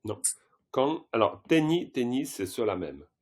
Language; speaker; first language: French; native; French